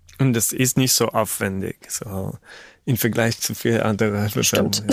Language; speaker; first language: German; non-native, fluent; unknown